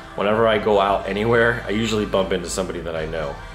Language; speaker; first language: English; native; English